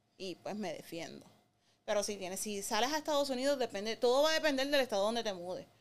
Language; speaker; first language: Spanish; native; Spanish